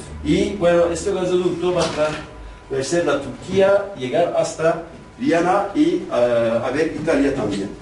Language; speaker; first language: Spanish; non-native, fluent; Kurdish